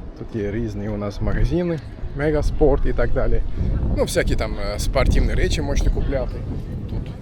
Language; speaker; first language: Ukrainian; non-native, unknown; Turkish